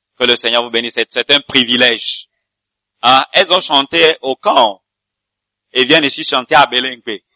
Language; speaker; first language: French; non-native, fluent; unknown